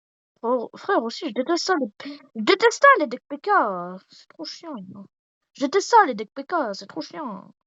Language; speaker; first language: French; native; French